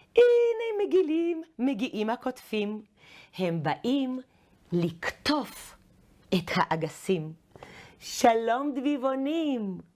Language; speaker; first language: Hebrew; non-native, fluent; Ukrainian